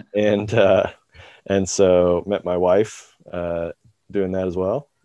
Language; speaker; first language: English; native; English